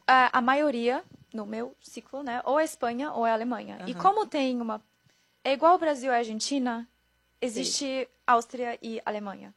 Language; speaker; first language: Portuguese; non-native, fluent; German